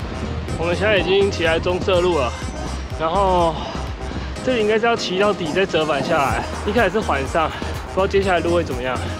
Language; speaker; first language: Chinese; native; Chinese